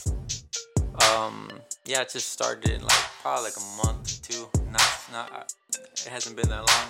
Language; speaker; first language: English; early bilingual, other home language; Spanish